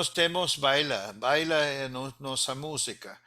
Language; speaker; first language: Portuguese; non-native, fluent; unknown